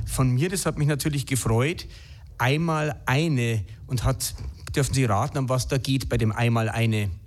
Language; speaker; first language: German; native; German